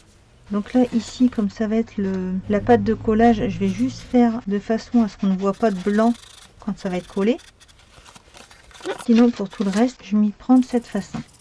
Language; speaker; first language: French; native; French